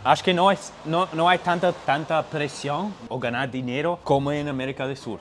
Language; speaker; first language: Portuguese; non-native, fluent; English